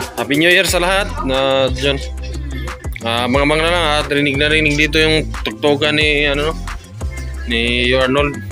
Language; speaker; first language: Filipino; native; Filipino